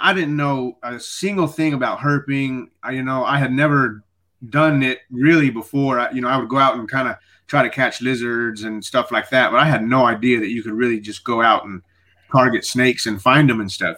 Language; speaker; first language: English; native; English